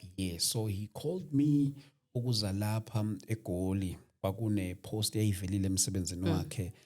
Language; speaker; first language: Zulu; native; Zulu